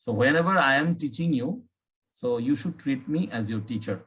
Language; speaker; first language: English; non-native, local second language; Bangla